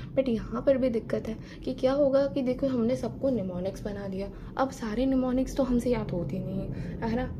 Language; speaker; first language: Hindi; native; Hindi